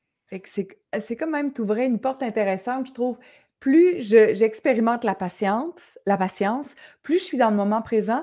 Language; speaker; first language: French; native; French